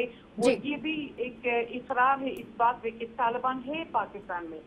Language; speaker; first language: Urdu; non-native, fluent; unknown